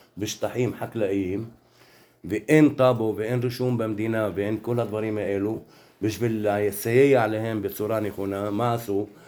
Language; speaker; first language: Hebrew; non-native, local second language; Arabic